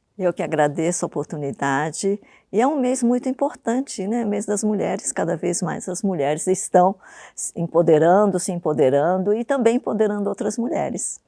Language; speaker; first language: Portuguese; early bilingual, other home language; Japanese